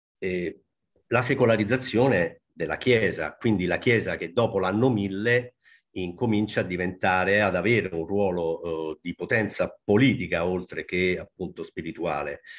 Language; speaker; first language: Italian; native; Italian